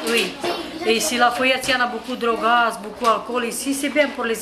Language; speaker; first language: French; non-native, learner; Romanian